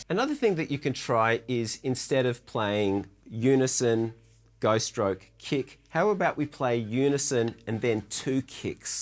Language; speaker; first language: English; native; English